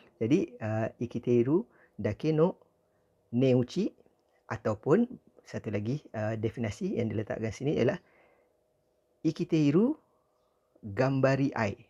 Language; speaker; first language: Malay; native; Malay